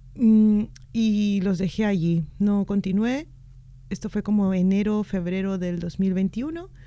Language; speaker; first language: Spanish; native; Spanish